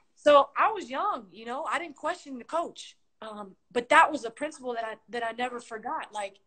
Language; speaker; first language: English; native; English